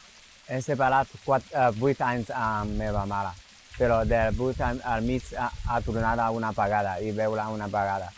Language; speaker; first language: Catalan; non-native, learner; Chinese